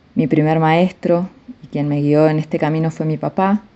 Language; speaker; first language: Spanish; native; Spanish